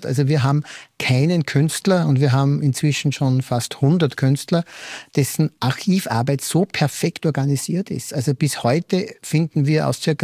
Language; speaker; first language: German; native; German